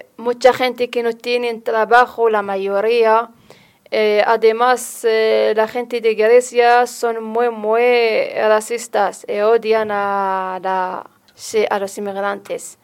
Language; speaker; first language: Spanish; non-native, learner; Arabic